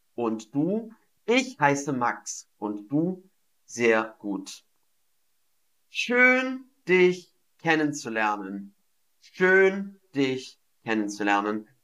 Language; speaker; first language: German; non-native, fluent; English